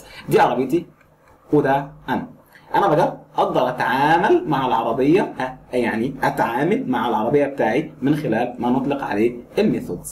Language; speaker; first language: Arabic; native; Arabic